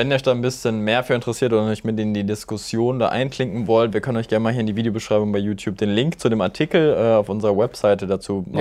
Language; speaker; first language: German; native; German